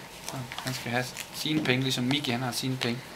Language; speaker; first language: Danish; non-native, learner; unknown